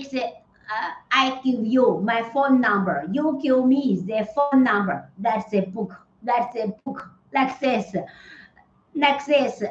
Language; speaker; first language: English; non-native, learner; Chinese